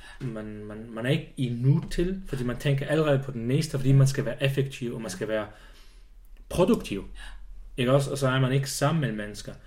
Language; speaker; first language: Danish; non-native, fluent; Swiss German